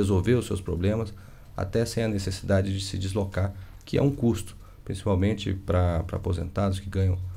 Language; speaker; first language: Portuguese; native; Portuguese